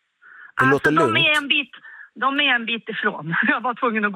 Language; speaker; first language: Swedish; native; Swedish